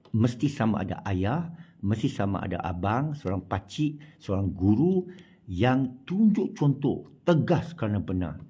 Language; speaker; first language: Malay; non-native, local second language; Chinese